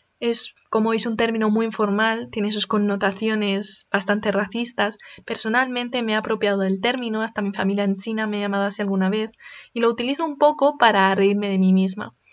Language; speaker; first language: Spanish; early bilingual, other home language; Chinese